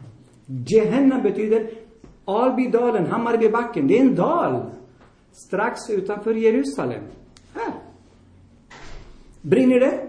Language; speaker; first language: Swedish; non-native, fluent; Armenian